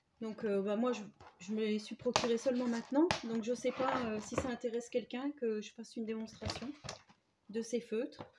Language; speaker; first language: French; native; French